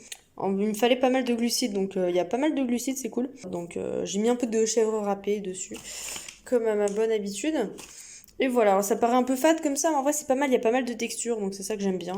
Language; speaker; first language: French; native; French